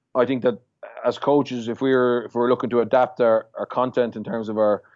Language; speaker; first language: English; native; English